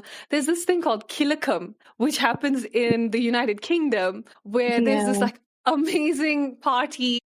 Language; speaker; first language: English; early bilingual, other home language; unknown